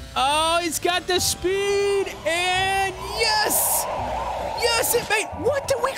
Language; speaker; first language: English; native; English